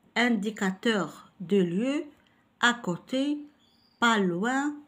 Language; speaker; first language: French; non-native, local second language; Arabic